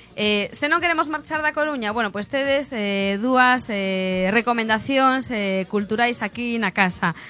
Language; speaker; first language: Galician; non-native, local second language; Spanish